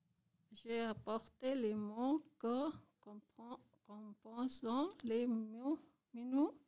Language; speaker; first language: French; non-native, learner; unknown